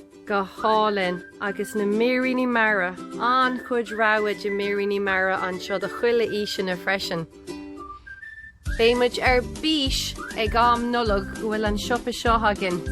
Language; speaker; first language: Irish; native; Irish